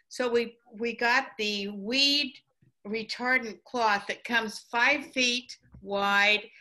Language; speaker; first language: English; native; English